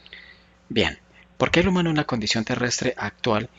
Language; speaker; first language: Spanish; native; Spanish